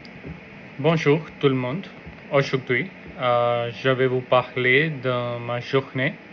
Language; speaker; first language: French; non-native, learner; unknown